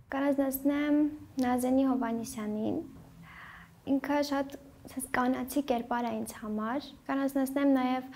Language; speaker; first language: Armenian; early bilingual, heritage; Armenian